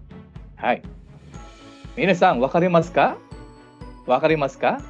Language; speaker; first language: Japanese; non-native, fluent; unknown